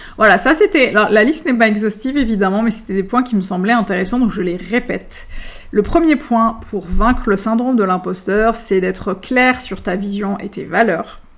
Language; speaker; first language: French; native; French